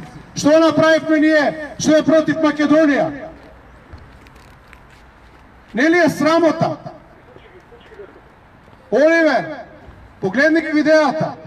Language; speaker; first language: Macedonian; native; Macedonian